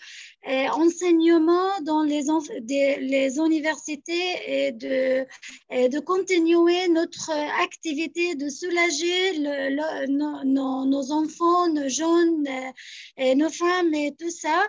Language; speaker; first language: French; non-native, fluent; Arabic